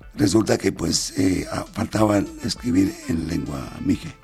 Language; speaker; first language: Spanish; non-native, local second language; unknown